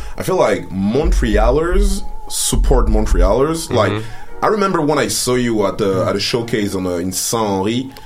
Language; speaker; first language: English; early bilingual, other home language; French